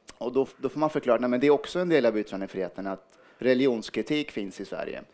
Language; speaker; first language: Swedish; early bilingual, other home language; Persian